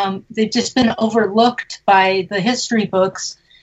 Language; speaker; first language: English; early bilingual, other home language; Spanish